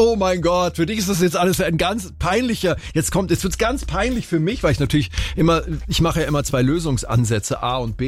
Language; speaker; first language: German; native; German